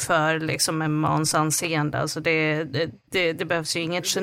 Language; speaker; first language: Swedish; native; Swedish